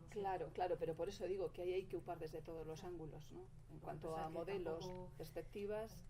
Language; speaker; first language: Spanish; native; Spanish